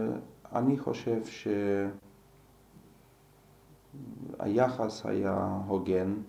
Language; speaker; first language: Hebrew; non-native, fluent; Slovak